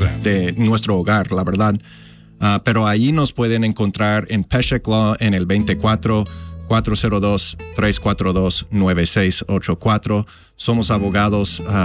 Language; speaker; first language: Spanish; non-native, fluent; English